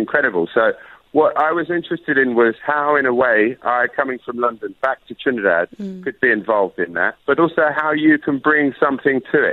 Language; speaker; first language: English; native; English